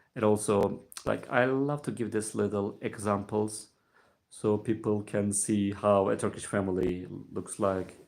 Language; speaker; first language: English; non-native, fluent; Turkish